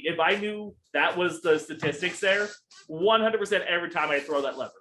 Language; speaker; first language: English; native; English